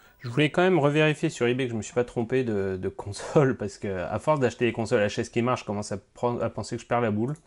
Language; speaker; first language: French; native; French